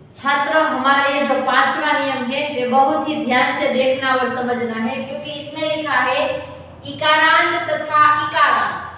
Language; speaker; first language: Hindi; non-native, local second language; Gujarati